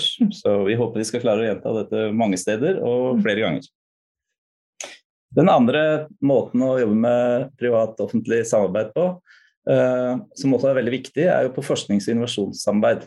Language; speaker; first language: Norwegian; native; Norwegian